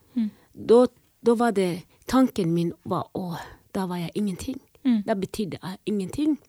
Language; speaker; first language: Norwegian; non-native, fluent; Somali